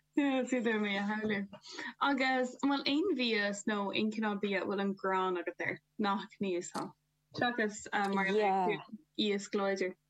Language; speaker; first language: Irish; non-native, local second language; English